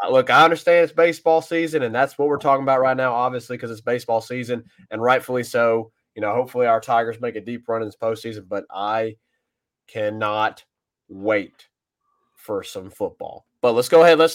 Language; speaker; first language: English; native; English